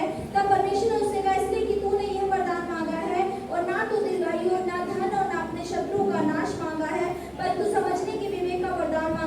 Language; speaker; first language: Hindi; native; Hindi